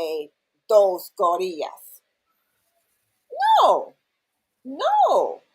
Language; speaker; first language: Spanish; non-native, learner; English